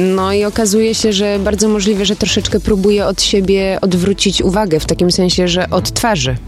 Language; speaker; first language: Polish; early bilingual, heritage; Polish